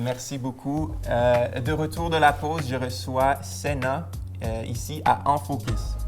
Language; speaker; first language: French; native; French